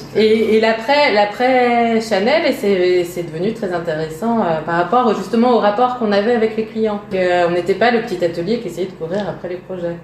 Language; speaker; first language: French; early bilingual, other home language; Hungarian